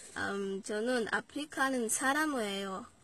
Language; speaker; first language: Korean; non-native, learner; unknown